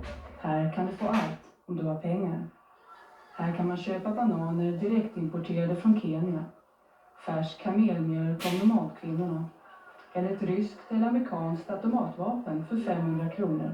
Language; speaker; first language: Swedish; native; Swedish